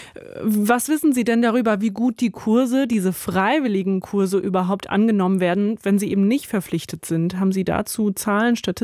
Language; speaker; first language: German; native; German